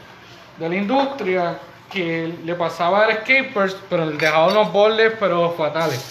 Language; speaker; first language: Spanish; native; Spanish